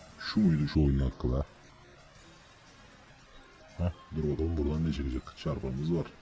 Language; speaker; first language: Turkish; native; Turkish